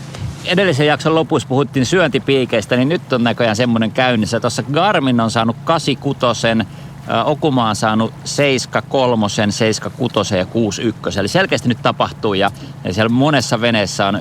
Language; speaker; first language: Finnish; native; Finnish